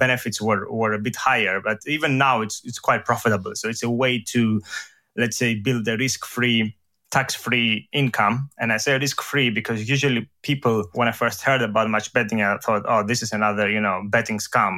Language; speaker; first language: English; non-native, fluent; Greek